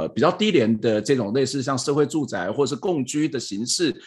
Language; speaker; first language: Chinese; native; Chinese